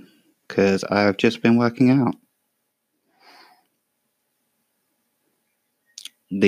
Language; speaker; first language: English; native; English